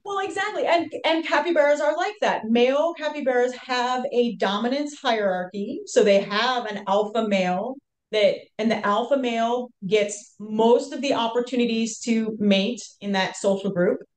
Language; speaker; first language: English; native; English